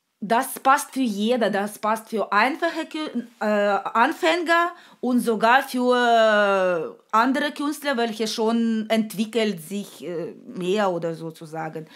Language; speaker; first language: German; non-native, learner; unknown